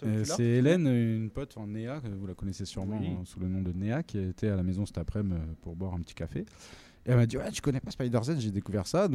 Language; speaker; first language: French; native; French